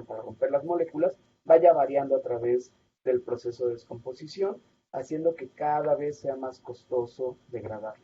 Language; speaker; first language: Spanish; native; Spanish